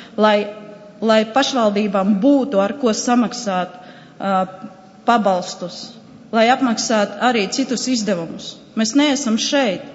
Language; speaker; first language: Latvian; non-native, local second language; Russian